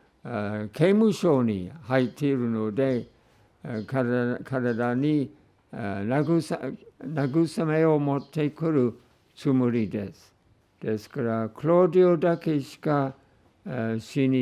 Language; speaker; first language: Japanese; non-native, fluent; English